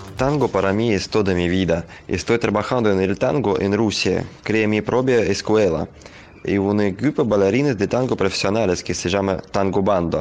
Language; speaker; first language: Spanish; non-native, learner; Russian